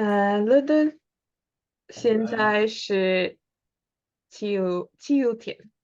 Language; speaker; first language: Chinese; non-native, learner; English